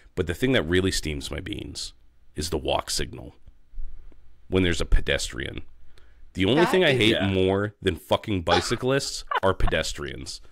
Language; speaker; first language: English; native; English